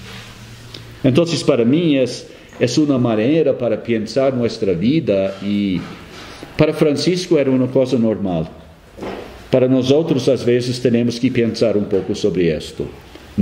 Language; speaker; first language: Spanish; non-native, fluent; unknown